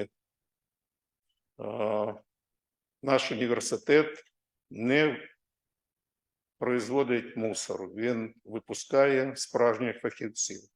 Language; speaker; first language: Ukrainian; non-native, local second language; Russian